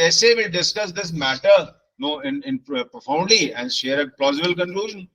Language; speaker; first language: English; non-native, local second language; Hindi